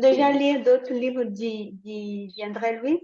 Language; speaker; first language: French; non-native, learner; Portuguese